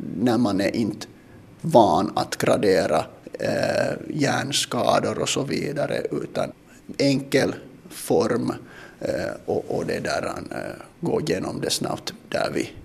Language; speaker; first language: Swedish; non-native, local second language; Finnish